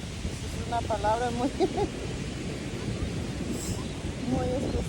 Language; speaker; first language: Spanish; early bilingual, heritage; Spanish